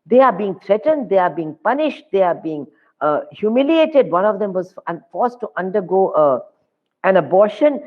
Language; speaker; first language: English; non-native, local second language; Hindi